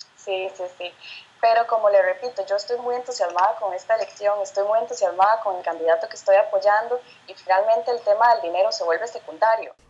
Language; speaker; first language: Spanish; native; Spanish